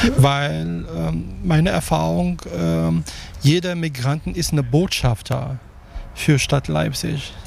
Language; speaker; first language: German; non-native, fluent; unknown